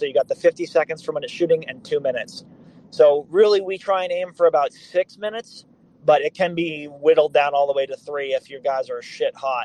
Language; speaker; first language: English; native; English